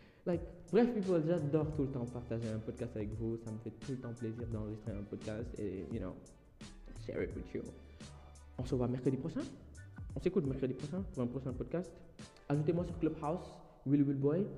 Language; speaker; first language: French; native; French